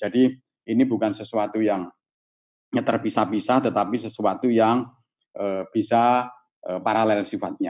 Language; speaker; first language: Indonesian; native; Indonesian